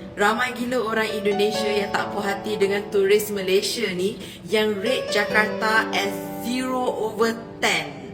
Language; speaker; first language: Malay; native; Malay